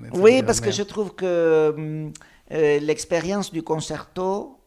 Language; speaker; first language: French; non-native, fluent; Spanish